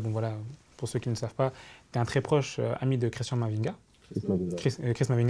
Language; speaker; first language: French; native; French